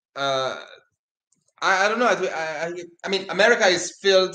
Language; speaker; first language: English; non-native, fluent; Italian